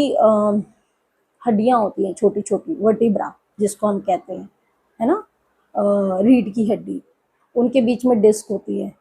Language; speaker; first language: Hindi; native; Hindi